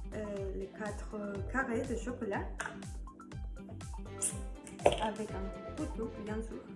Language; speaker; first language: French; non-native, learner; Spanish